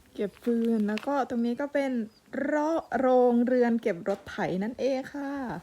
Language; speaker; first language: Thai; native; Thai